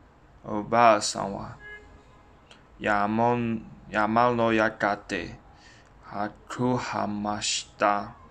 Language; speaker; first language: Japanese; non-native, learner; Chinese